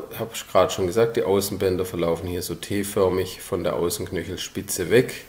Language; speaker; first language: German; native; German